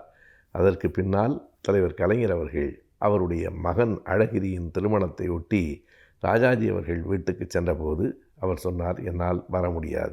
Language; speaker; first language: Tamil; native; Tamil